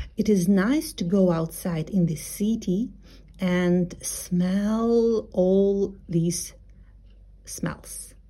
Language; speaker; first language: English; non-native, fluent; Russian